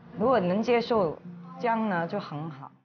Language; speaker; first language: Chinese; non-native, local second language; Cantonese